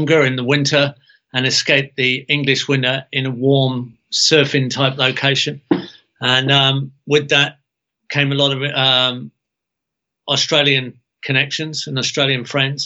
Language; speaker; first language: English; native; English